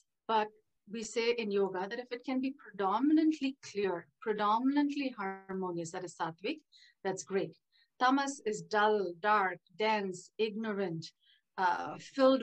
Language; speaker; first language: English; non-native, local second language; Tamil